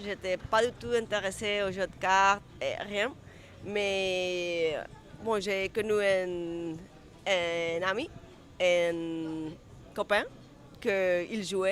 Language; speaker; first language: French; non-native, fluent; Spanish